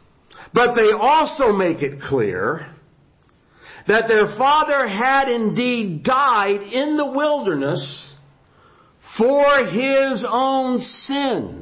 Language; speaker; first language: English; native; English